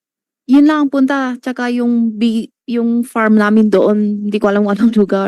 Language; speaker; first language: Filipino; non-native, local second language; Chinese